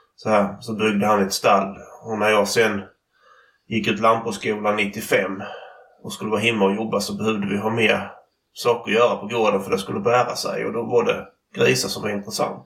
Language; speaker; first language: Swedish; native; Swedish